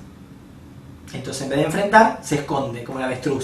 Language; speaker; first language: Spanish; native; Spanish